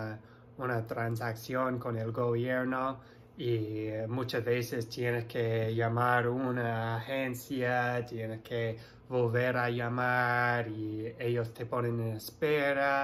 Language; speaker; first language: Spanish; non-native, fluent; English